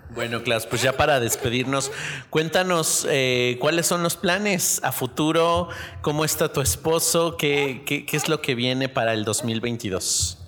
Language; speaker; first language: Spanish; native; Spanish